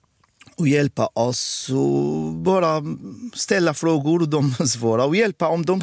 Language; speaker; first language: Swedish; non-native, fluent; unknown